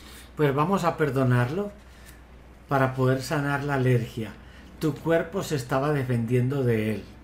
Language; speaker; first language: Spanish; native; Spanish